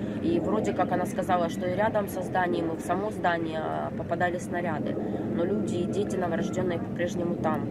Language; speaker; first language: Russian; native; Russian